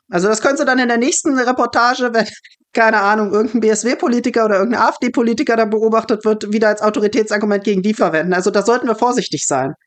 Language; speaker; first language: German; native; German